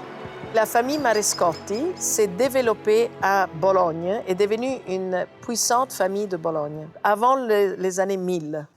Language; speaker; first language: French; non-native, fluent; Italian